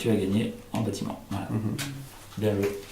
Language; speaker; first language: French; native; French